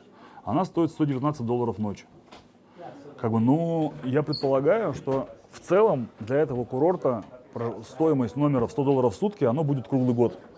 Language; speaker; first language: Russian; native; Russian